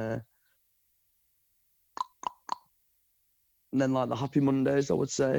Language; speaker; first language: English; native; English